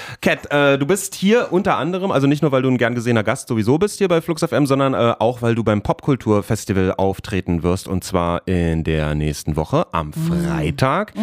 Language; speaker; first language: German; native; German